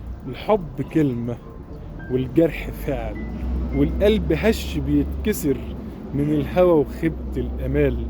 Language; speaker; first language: Arabic; native; Arabic